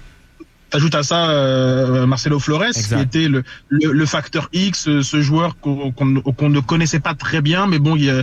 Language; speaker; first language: French; native; French